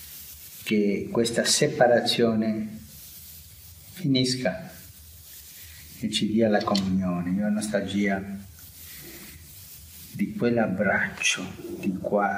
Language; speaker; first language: Italian; early bilingual, heritage; Spanish